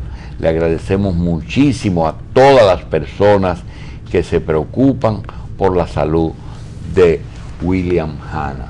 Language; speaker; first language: Spanish; native; Spanish